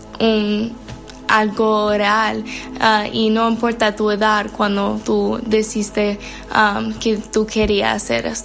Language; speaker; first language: Spanish; non-native, learner; English